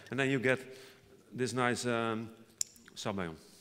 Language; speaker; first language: English; non-native, fluent; Dutch